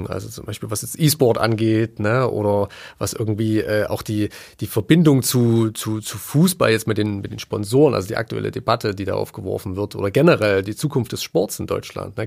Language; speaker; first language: German; native; German